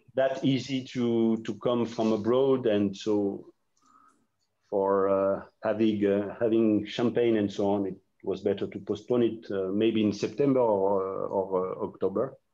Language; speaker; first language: English; non-native, fluent; French